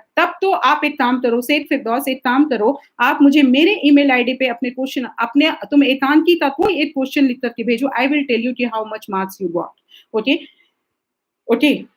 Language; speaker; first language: Hindi; native; Hindi